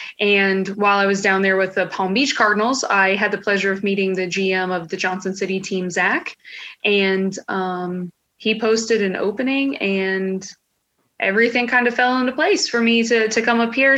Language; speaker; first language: English; native; English